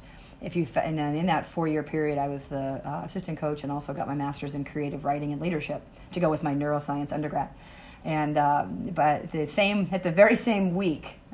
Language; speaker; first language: English; native; English